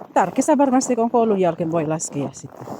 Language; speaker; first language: Finnish; non-native, learner; Bikol